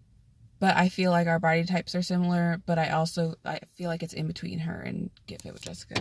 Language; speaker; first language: English; native; English